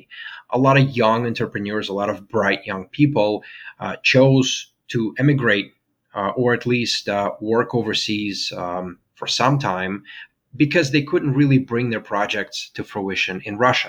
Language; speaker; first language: English; non-native, fluent; Russian